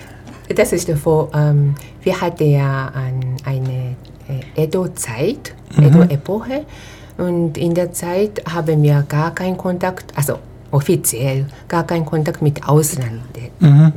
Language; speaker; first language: German; non-native, fluent; Japanese